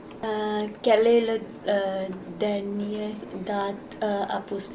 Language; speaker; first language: French; non-native, learner; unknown